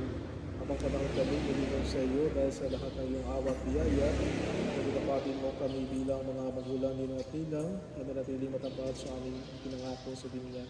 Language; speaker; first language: Filipino; native; Filipino